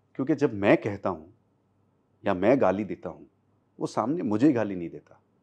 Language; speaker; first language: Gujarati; non-native, local second language; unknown